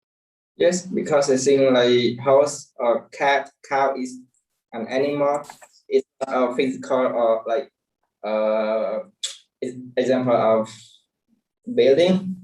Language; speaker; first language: English; non-native, learner; Khmer